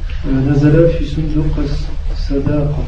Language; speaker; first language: Arabic; non-native, learner; French